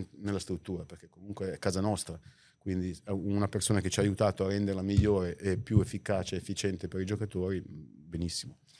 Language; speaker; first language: Italian; native; Italian